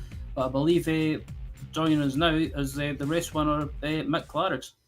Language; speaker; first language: English; native; English